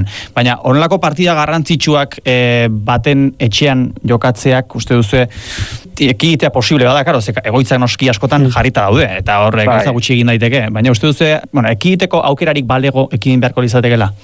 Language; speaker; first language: Basque; native; Basque